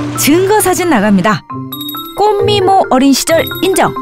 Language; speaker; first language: Korean; native; Korean